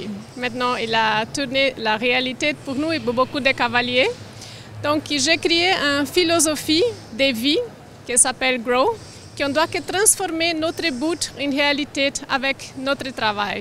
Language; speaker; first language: French; non-native, learner; Portuguese